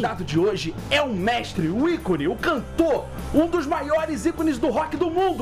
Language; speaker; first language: Portuguese; native; Portuguese